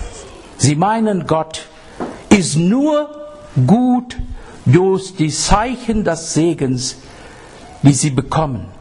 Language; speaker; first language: German; non-native, fluent; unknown